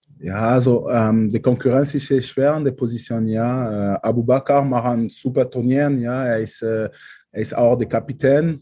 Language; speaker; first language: German; non-native, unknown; French